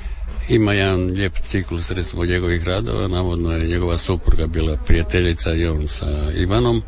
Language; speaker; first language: Serbian; native; Serbian